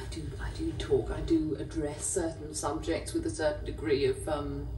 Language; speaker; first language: English; native; English